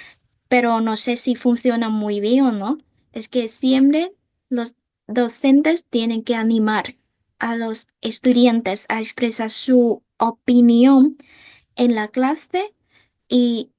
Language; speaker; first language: Spanish; non-native, fluent; Vietnamese